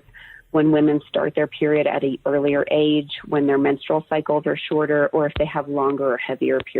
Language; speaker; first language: English; native; English